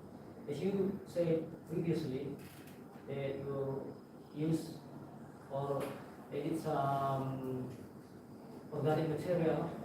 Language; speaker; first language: English; non-native, learner; Indonesian